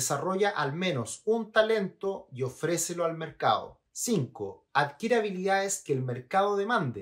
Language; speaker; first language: Spanish; native; Spanish